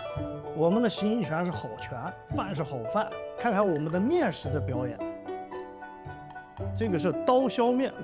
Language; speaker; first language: Chinese; native; Chinese